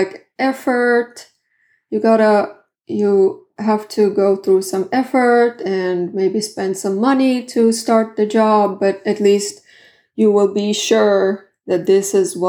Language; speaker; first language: English; non-native, fluent; Swedish